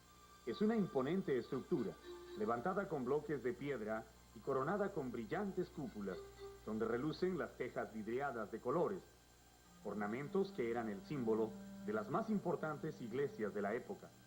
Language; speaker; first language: Spanish; native; Spanish